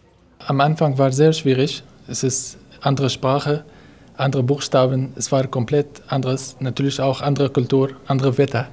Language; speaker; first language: German; non-native, fluent; Arabic